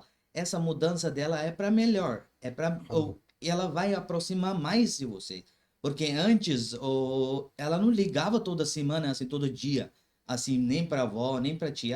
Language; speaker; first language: Portuguese; non-native, learner; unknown